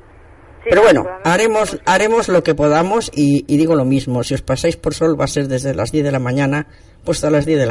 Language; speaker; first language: Spanish; native; Spanish